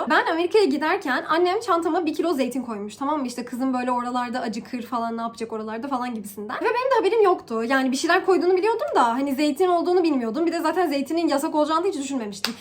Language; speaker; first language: Turkish; early bilingual, heritage; Turkish